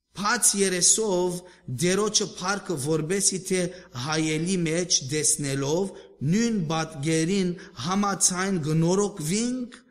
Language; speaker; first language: Armenian; early bilingual, heritage; Armenian